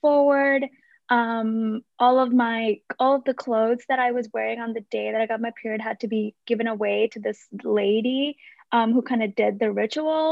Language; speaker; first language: English; non-native, local second language; Sinhala